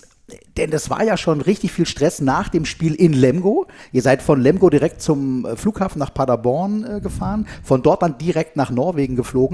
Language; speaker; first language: German; native; German